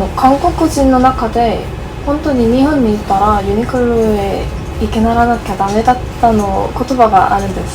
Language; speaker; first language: Japanese; non-native, learner; Korean